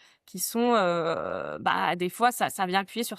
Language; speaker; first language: French; native; French